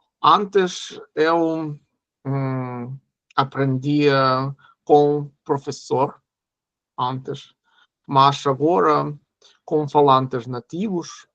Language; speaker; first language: Portuguese; non-native, learner; Russian